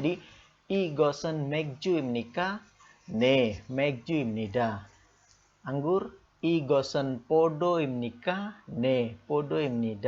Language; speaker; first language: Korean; non-native, fluent; Indonesian